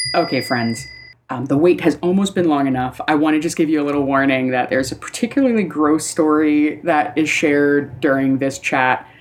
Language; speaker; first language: English; native; English